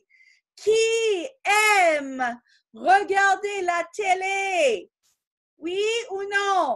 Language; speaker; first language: French; non-native, fluent; English